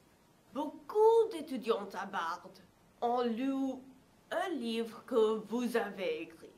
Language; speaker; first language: French; non-native, learner; English